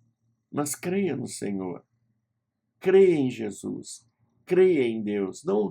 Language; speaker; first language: Portuguese; native; Portuguese